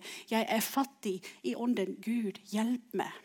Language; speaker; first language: Norwegian; non-native, fluent; English